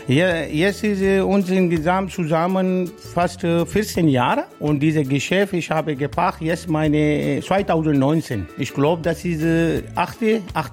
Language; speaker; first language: German; non-native, learner; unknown